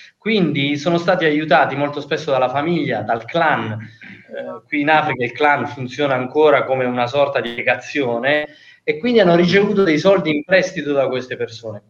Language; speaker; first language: Italian; native; Italian